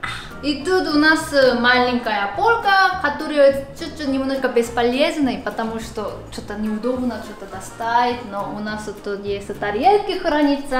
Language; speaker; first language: Russian; non-native, fluent; Korean